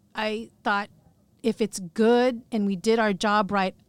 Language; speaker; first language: English; native; English